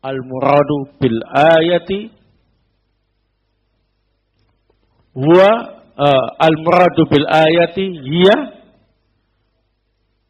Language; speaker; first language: Arabic; non-native, fluent; Indonesian